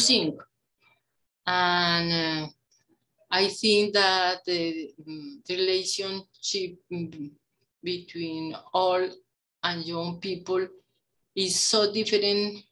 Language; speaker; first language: English; non-native, learner; Spanish